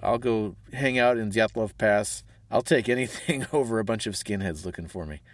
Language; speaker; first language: English; native; English